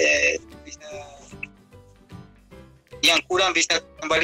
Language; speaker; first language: Indonesian; non-native, fluent; Spanish